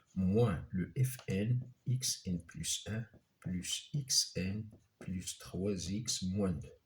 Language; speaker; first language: French; non-native, local second language; Arabic